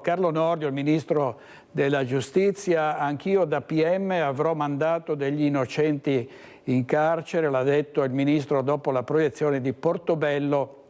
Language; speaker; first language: Italian; native; Italian